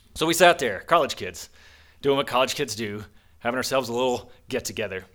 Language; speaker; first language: English; native; English